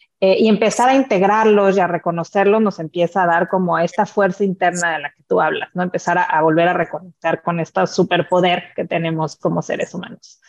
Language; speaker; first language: Spanish; native; Spanish